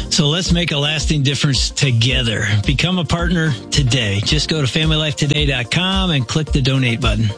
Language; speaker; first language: English; native; English